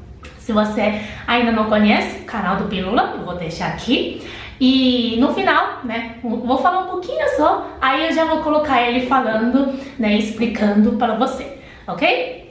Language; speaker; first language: Portuguese; non-native, fluent; Chinese